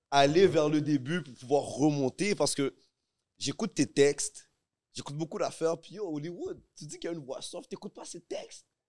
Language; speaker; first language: French; native; French